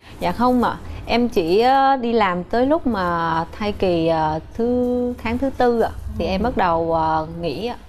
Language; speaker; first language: Vietnamese; native; Vietnamese